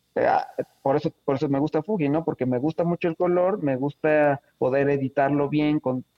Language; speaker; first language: Spanish; native; Spanish